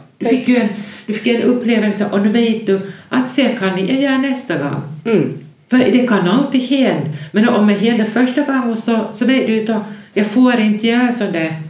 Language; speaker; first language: Swedish; native; Swedish